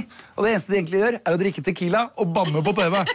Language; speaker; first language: Norwegian; native; Norwegian